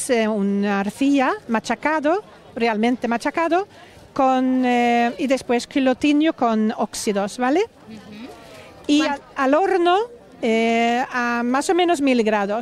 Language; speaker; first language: Spanish; non-native, fluent; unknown